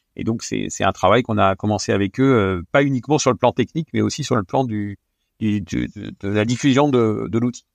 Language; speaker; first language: French; native; French